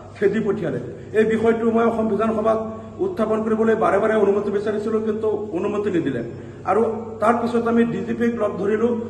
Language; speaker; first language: Assamese; non-native, local second language; Bangla